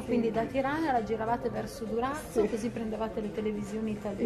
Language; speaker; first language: Italian; native; Italian